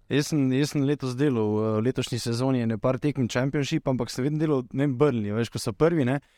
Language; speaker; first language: Slovenian; native; Slovenian